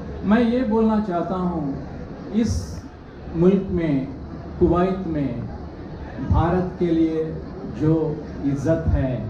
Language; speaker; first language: Hindi; non-native, local second language; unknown